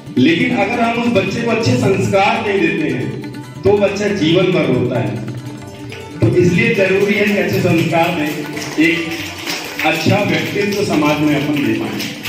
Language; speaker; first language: Hindi; native; Hindi